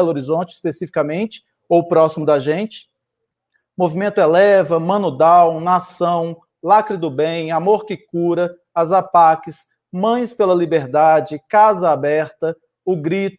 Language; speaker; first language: Portuguese; native; Portuguese